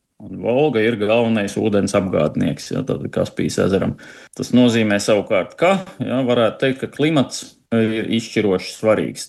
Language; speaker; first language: Latvian; native; Latvian